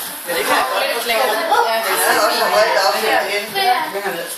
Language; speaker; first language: Danish; native; Danish